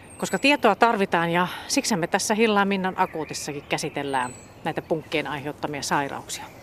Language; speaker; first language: Finnish; native; Finnish